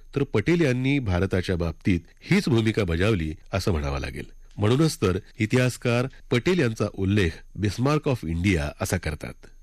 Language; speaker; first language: Marathi; native; Marathi